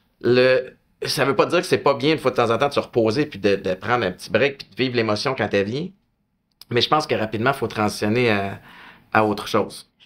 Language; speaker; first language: French; native; French